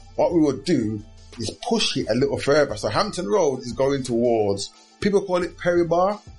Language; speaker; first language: English; native; English